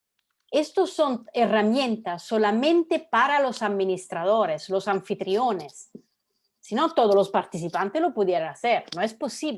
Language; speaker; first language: Spanish; non-native, fluent; Italian